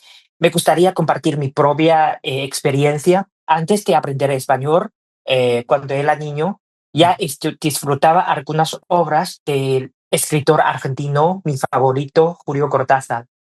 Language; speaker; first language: Spanish; non-native, fluent; Chinese